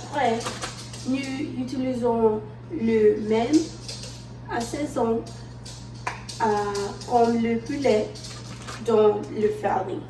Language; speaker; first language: French; non-native, learner; English